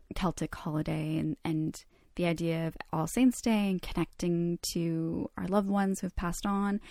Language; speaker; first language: English; early bilingual, other home language; Croatian